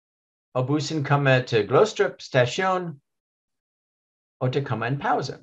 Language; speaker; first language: Danish; non-native, learner; English